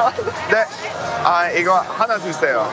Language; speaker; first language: Korean; non-native, learner; English